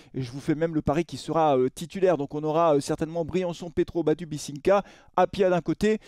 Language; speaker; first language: French; native; French